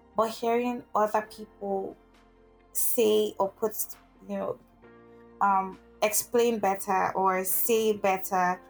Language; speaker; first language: English; non-native, local second language; Igbo